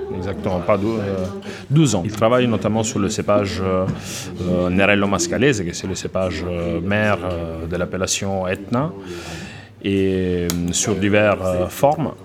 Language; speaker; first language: French; non-native, fluent; Italian